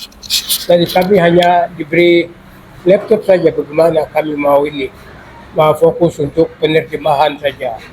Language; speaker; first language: Indonesian; non-native, local second language; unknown